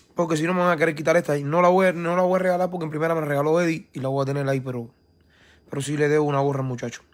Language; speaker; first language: Spanish; native; Spanish